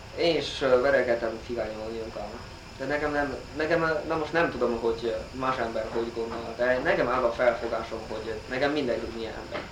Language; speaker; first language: Hungarian; non-native, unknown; Chinese